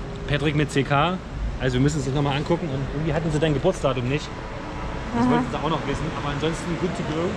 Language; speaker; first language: German; native; German